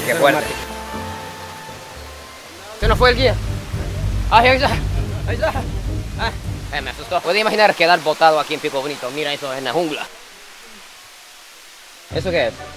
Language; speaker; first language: Spanish; non-native, fluent; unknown